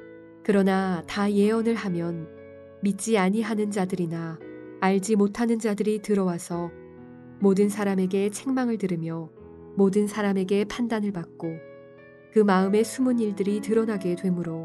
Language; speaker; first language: Korean; native; Korean